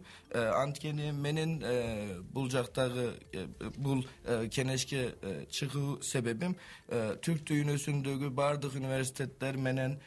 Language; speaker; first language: Kyrgyz; non-native, learner; Turkish